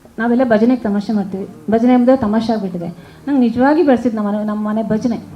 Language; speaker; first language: Kannada; native; Kannada